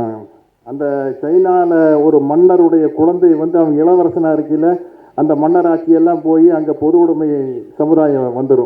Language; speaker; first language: Tamil; native; Tamil